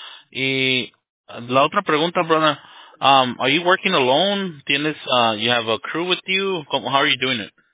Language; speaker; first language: English; early bilingual, other home language; Spanish